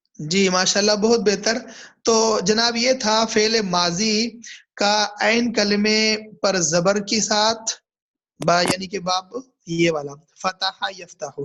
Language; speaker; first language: Urdu; native; Urdu